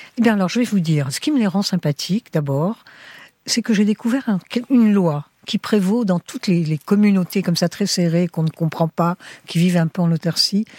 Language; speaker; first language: French; early bilingual, heritage; French